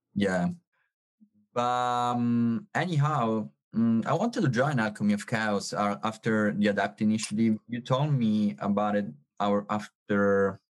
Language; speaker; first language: English; non-native, fluent; Italian